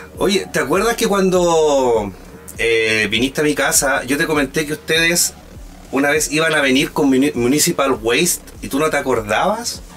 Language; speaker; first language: Spanish; native; Spanish